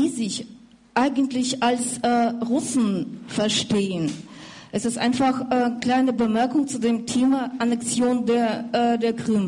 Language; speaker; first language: German; non-native, fluent; Russian